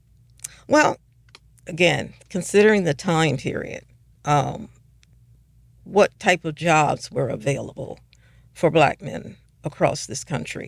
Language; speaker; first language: English; native; English